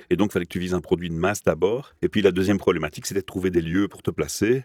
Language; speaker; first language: French; native; French